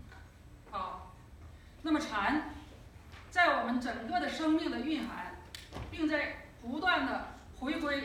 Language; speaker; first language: Chinese; native; Chinese